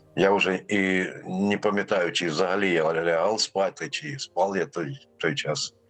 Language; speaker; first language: Ukrainian; non-native, fluent; Armenian